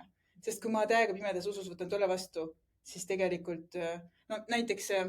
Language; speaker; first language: Estonian; native; Estonian